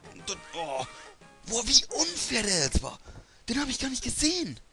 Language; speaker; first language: German; native; German